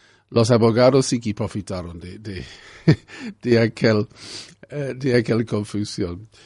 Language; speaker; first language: Spanish; non-native, fluent; English